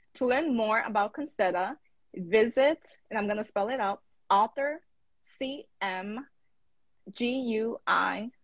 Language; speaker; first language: English; native; English